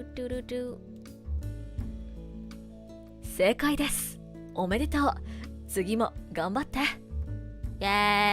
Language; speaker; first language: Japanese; non-native, fluent; English